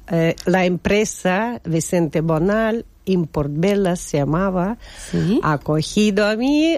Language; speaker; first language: Spanish; non-native, learner; Russian